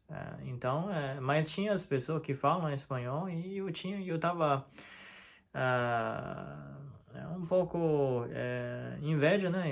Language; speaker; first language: Portuguese; non-native, fluent; Chinese